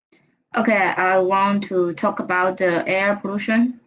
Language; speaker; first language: English; non-native, learner; Thai